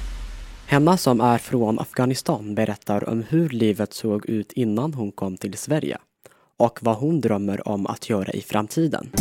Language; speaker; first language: Swedish; non-native, fluent; Tigrinya